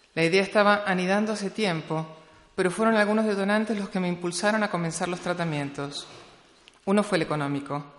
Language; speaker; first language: Spanish; native; Spanish